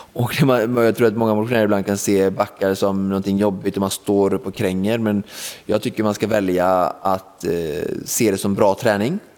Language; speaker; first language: Swedish; native; Swedish